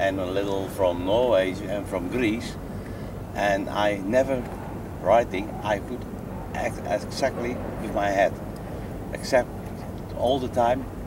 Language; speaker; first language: English; non-native, learner; Dutch